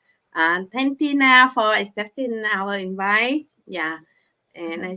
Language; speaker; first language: English; non-native, learner; Vietnamese